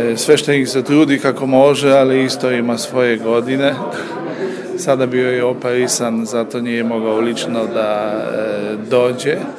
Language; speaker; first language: Serbian; non-native, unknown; Polish